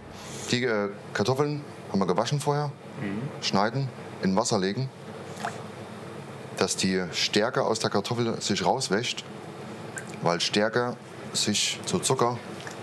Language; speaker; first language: German; native; German